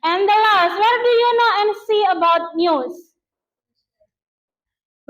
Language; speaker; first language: English; non-native, learner; Indonesian